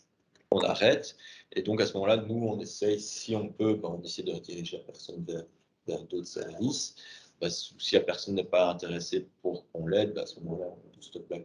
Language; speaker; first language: French; native; French